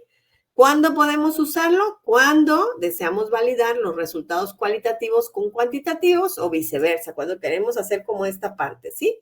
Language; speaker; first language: Spanish; native; Spanish